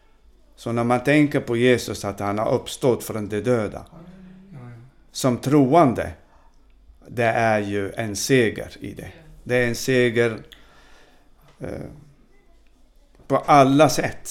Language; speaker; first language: Swedish; non-native, fluent; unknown